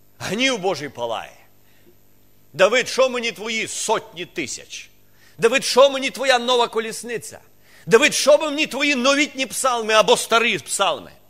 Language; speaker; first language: Ukrainian; non-native, local second language; Russian